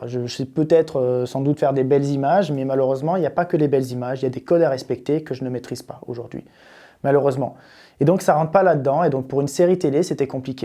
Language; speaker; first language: French; native; French